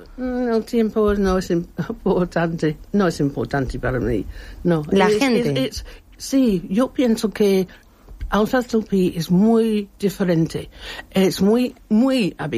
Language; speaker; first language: Spanish; non-native, learner; English